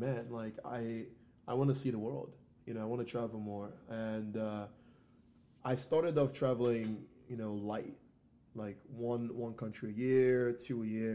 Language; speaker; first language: English; non-native, local second language; Igbo